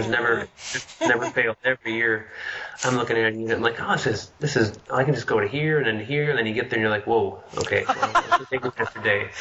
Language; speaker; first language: English; native; English